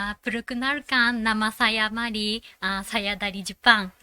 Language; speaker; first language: Indonesian; non-native, learner; Japanese